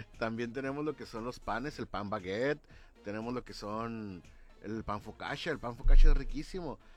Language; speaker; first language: Spanish; native; Spanish